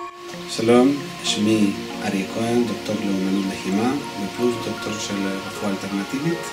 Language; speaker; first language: Hebrew; non-native, fluent; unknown